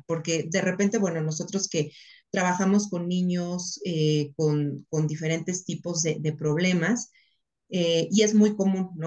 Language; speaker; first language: Spanish; native; Spanish